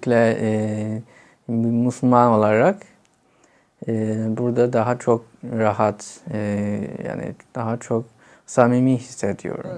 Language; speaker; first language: Turkish; non-native, fluent; Chinese